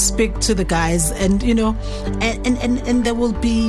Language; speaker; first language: English; non-native, local second language; Zulu